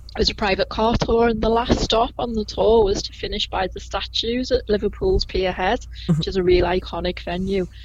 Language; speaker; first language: English; native; English